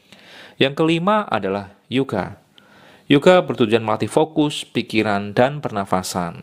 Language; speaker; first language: Indonesian; native; Indonesian